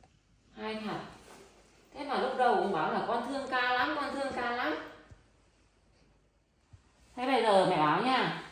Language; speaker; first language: Vietnamese; native; Vietnamese